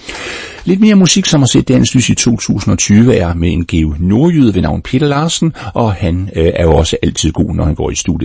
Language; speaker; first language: Danish; native; Danish